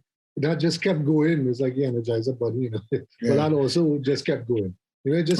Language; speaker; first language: English; native; English